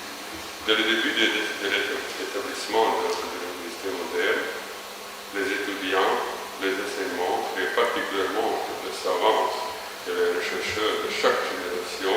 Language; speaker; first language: French; non-native, fluent; Croatian